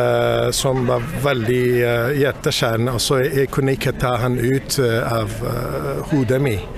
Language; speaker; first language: Norwegian; non-native, fluent; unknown